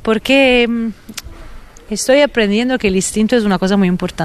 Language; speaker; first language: Spanish; non-native, fluent; Italian